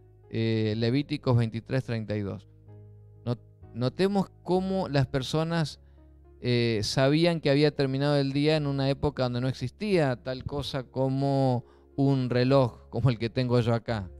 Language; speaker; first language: Spanish; native; Spanish